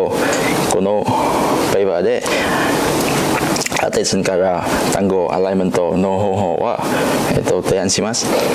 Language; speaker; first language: Japanese; non-native, learner; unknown